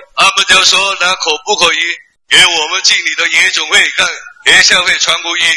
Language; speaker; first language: Chinese; non-native, local second language; Cantonese